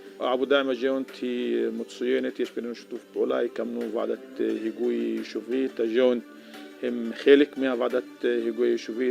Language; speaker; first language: Hebrew; non-native, local second language; Arabic